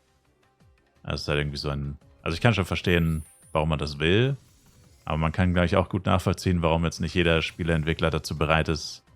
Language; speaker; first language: German; native; German